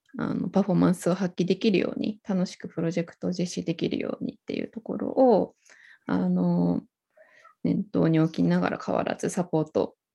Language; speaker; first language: Japanese; native; Japanese